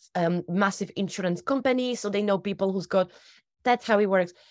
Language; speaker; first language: English; non-native, fluent; Slovak